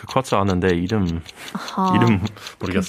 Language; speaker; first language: Korean; non-native, learner; English